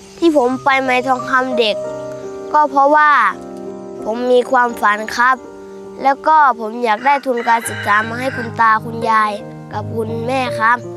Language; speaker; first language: Thai; non-native, local second language; Northeastern Thai